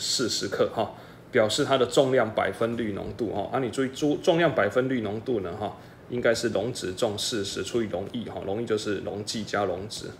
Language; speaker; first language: Chinese; native; Chinese